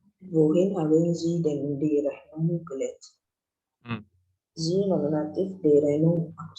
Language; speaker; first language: German; non-native, learner; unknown